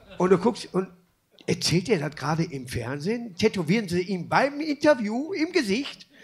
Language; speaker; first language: German; native; German